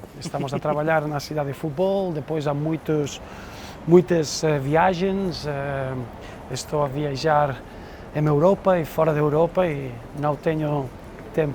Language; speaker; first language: Portuguese; non-native, fluent; Spanish